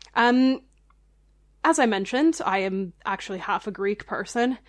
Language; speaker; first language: English; native; English